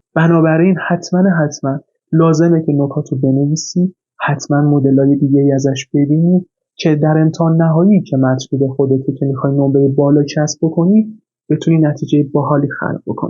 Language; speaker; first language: Persian; native; Persian